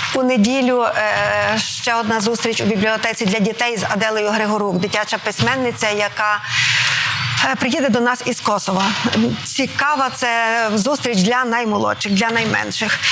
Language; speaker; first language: Ukrainian; native; Ukrainian